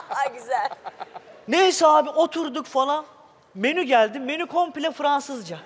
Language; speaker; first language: Turkish; native; Turkish